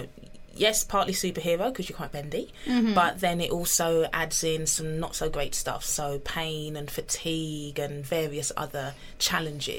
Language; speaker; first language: English; native; English